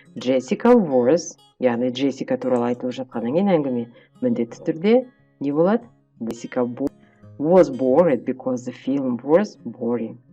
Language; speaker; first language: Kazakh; native; Kazakh